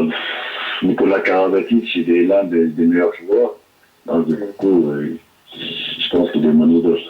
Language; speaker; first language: French; non-native, local second language; Arabic